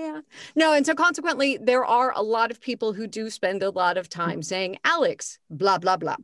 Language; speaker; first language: English; native; English